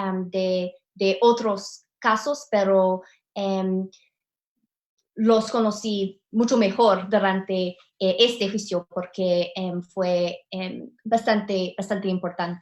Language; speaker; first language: Spanish; non-native, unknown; English